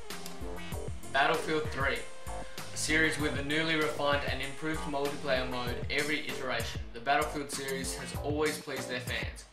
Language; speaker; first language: English; native; English